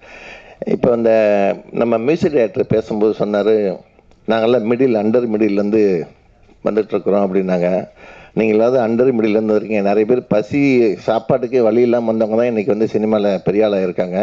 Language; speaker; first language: Tamil; native; Tamil